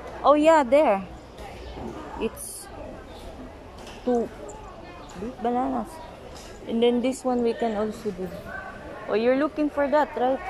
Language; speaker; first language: English; non-native, local second language; Filipino